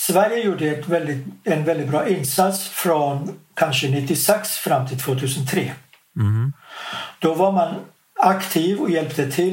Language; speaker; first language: Swedish; non-native, fluent; Kurdish